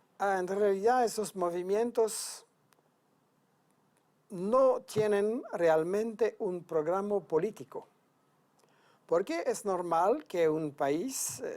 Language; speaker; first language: Spanish; non-native, fluent; French